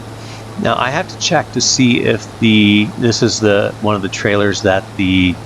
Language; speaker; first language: English; native; English